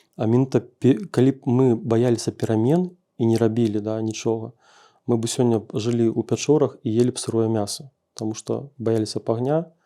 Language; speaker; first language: Belarusian; non-native, local second language; Russian